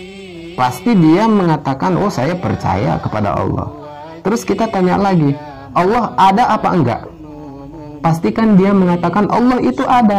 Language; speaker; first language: Indonesian; non-native, local second language; Sundanese